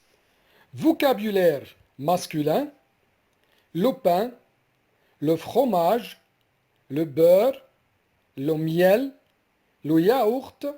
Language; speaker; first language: French; non-native, fluent; Arabic